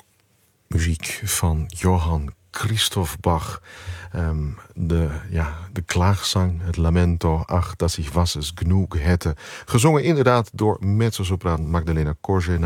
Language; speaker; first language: Dutch; native; Dutch